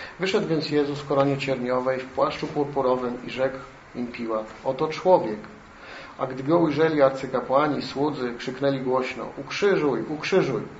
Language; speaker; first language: Polish; native; Polish